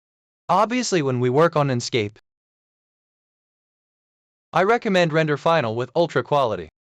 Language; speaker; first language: English; non-native, learner; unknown